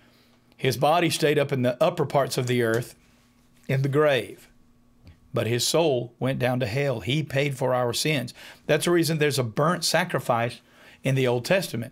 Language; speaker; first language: English; native; English